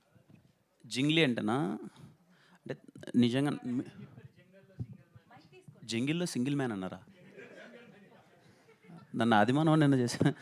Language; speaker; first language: Telugu; native; Telugu